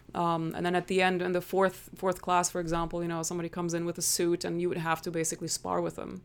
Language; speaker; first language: English; non-native, fluent; German